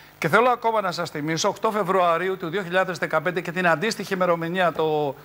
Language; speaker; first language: Greek; native; Greek